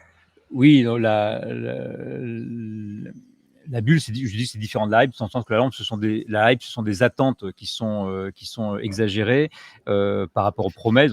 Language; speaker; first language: French; native; French